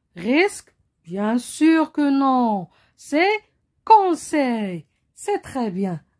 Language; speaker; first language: French; non-native, local second language; Arabic